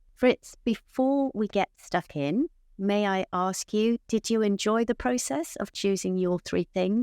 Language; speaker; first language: English; native; English